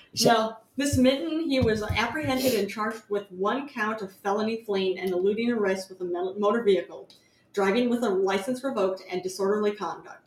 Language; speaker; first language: English; native; English